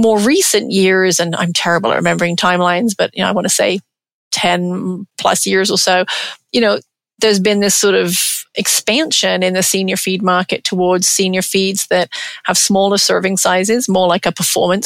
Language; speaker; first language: English; native; English